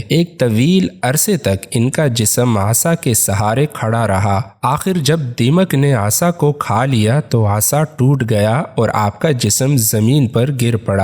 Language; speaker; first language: Urdu; native; Urdu